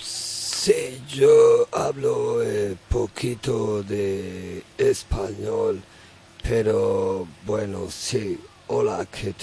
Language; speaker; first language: Spanish; non-native, learner; English